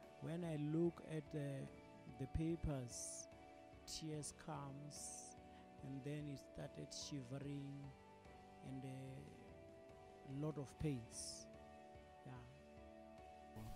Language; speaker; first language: English; non-native, local second language; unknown